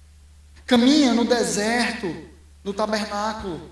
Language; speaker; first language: Portuguese; native; Portuguese